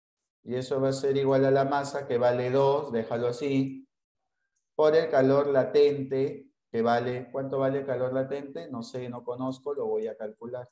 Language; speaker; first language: Spanish; native; Spanish